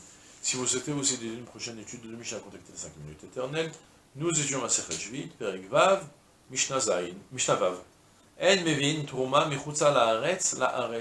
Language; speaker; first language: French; native; French